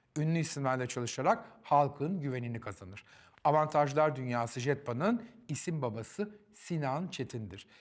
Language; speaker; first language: Turkish; native; Turkish